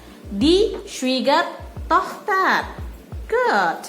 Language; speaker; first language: German; non-native, learner; Indonesian